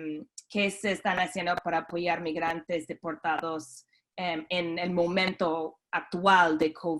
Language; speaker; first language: Spanish; non-native, fluent; English